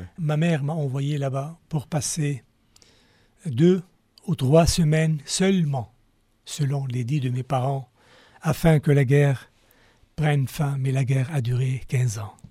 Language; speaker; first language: French; non-native, local second language; Arabic